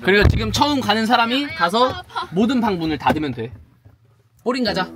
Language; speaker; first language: Korean; native; Korean